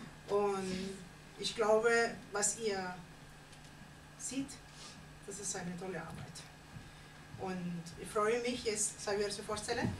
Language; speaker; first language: German; non-native, learner; Spanish